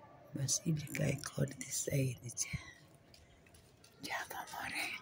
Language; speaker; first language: Italian; non-native, learner; Filipino